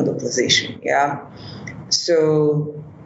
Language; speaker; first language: English; non-native, local second language; Swahili